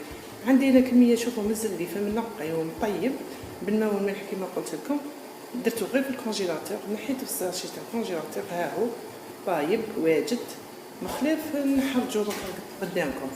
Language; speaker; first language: Arabic; native; Arabic